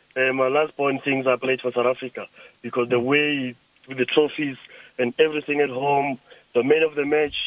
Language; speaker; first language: English; non-native, local second language; Tsonga